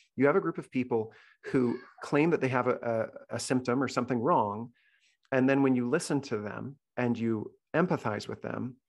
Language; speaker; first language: English; native; English